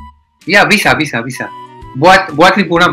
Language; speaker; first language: Indonesian; non-native, fluent; Hebrew